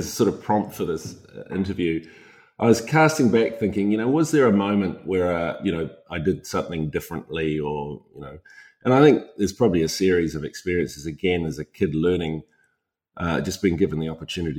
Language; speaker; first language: English; native; English